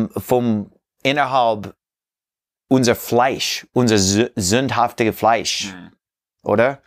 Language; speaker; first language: German; non-native, learner; English